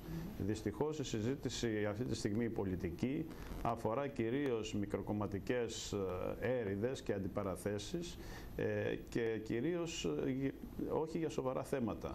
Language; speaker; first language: Greek; native; Greek